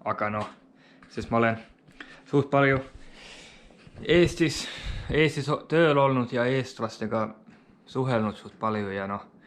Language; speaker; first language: Estonian; non-native, learner; Finnish